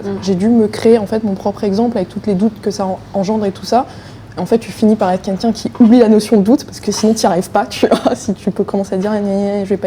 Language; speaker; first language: French; native; French